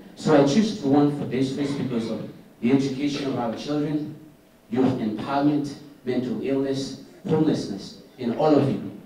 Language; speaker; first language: English; non-native, fluent; Haitian Creole